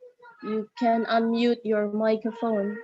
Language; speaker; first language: English; non-native, learner; Indonesian